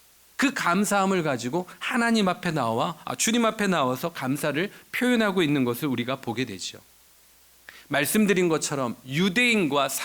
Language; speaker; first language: Korean; native; Korean